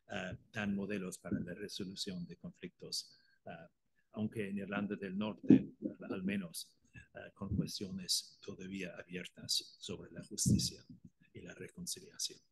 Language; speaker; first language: Spanish; non-native, fluent; Irish